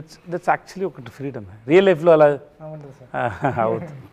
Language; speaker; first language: Telugu; non-native, learner; Tamil